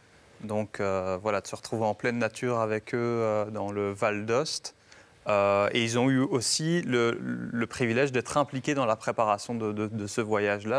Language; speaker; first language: French; native; French